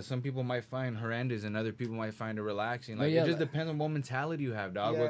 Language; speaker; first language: English; early bilingual, other home language; Spanish